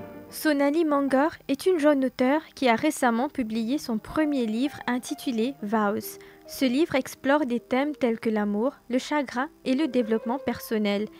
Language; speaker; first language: French; non-native, local second language; Morisyen